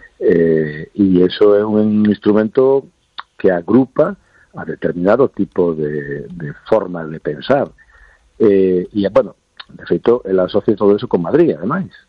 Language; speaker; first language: Galician; non-native, local second language; Spanish